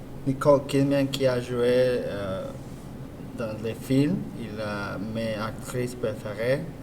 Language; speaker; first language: French; non-native, learner; English